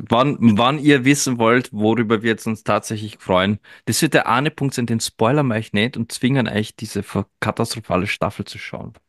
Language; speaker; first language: German; native; German